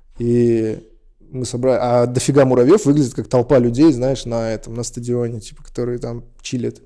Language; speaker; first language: Russian; non-native, local second language; Uzbek